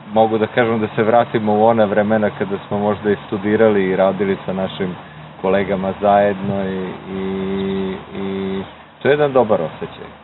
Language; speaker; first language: Croatian; early bilingual, heritage; Croatian